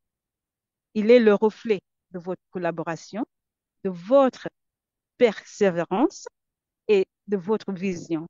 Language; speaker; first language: French; non-native, fluent; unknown